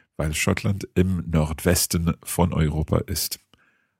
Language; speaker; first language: German; non-native, fluent; English